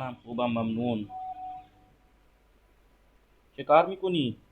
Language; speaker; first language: Persian; non-native, fluent; Urdu